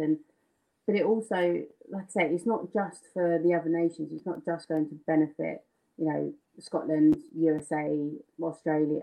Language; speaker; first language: English; native; English